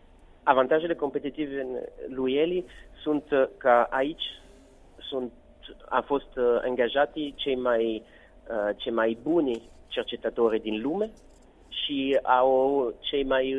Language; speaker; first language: Romanian; non-native, learner; Italian